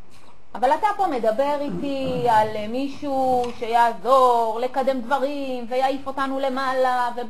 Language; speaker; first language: Hebrew; native; Hebrew